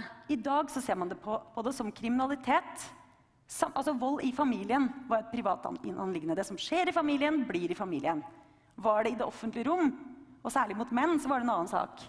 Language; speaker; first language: Norwegian; native; Norwegian